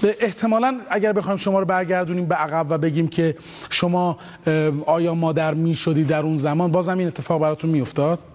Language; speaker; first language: Persian; native; Persian